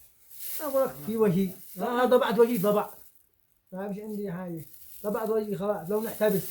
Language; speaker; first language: Arabic; native; Arabic